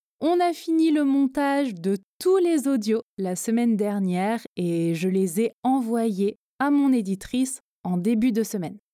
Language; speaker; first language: French; native; French